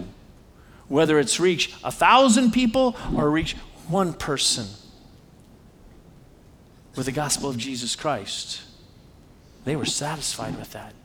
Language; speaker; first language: English; native; English